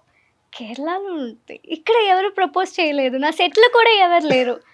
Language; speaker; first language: Telugu; non-native, learner; Malayalam